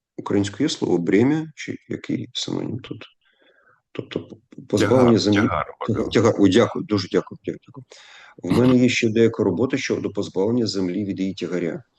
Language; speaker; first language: Ukrainian; non-native, local second language; Russian